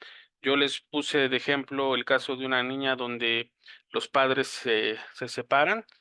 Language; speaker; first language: Spanish; native; Spanish